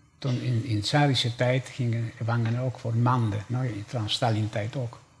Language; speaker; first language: Dutch; non-native, fluent; Polish